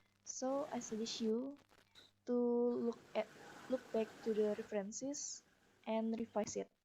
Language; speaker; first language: English; non-native, learner; Indonesian